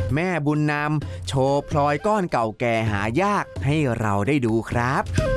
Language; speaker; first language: Thai; native; Thai